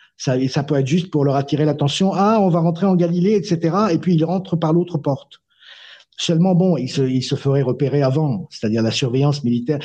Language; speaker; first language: French; non-native, local second language; Arabic